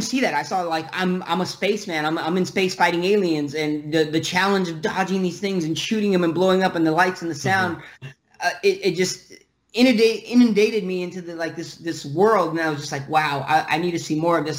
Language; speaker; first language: English; early bilingual, other home language; Russian